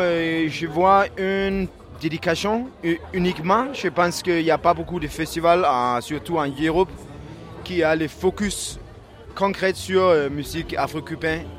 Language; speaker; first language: French; non-native, learner; Danish